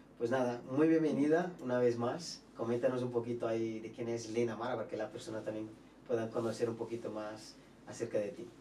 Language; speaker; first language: Spanish; non-native, fluent; Portuguese